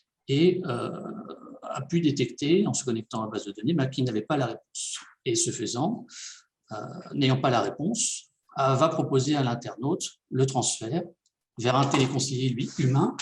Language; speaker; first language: French; native; French